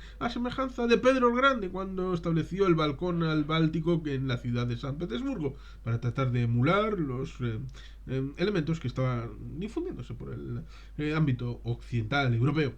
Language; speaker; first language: Spanish; native; Spanish